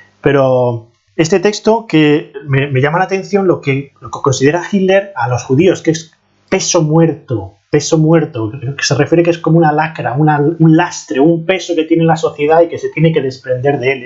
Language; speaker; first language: Spanish; native; Spanish